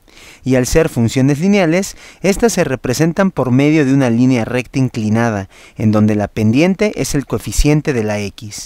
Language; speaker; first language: Spanish; native; Spanish